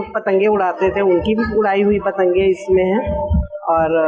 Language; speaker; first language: Hindi; native; Hindi